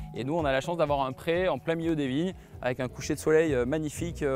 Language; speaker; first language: French; native; French